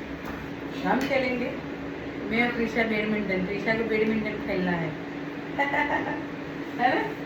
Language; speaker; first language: Hindi; non-native, local second language; Gujarati